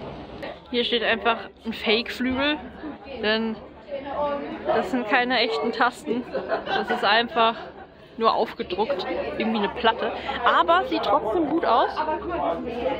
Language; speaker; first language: German; native; German